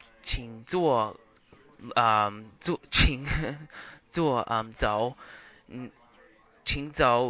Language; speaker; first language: Chinese; non-native, learner; English